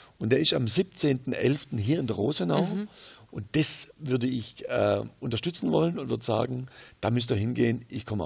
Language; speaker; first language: German; native; German